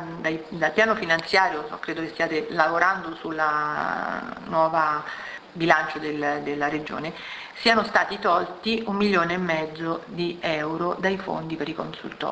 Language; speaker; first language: Italian; native; Italian